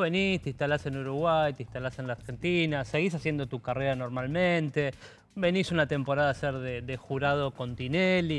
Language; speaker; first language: Spanish; native; Spanish